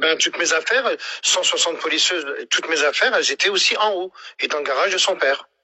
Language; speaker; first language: French; native; French